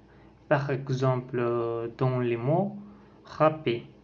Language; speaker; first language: French; non-native, learner; Spanish